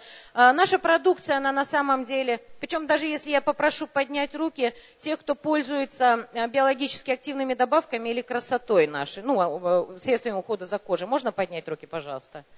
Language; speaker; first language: Russian; native; Russian